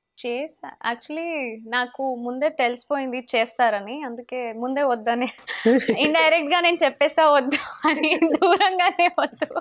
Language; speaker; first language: Telugu; non-native, local second language; Hindi